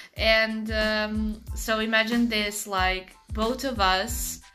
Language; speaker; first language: English; non-native, fluent; Serbian